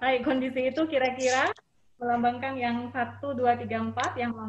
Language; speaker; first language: Indonesian; native; Indonesian